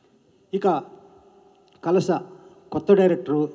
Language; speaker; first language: Telugu; native; Telugu